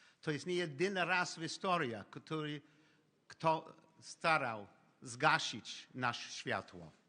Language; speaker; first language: Polish; non-native, learner; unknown